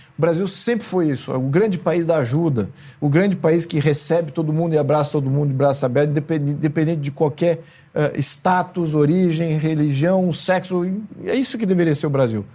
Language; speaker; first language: Portuguese; native; Portuguese